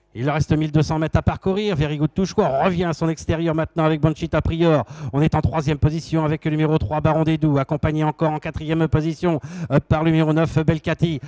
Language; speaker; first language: French; native; French